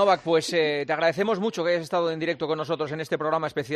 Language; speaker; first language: Spanish; native; Spanish